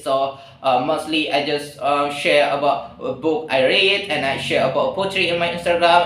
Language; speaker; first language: English; non-native, learner; Indonesian